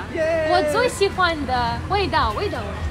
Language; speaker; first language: Chinese; non-native, fluent; Russian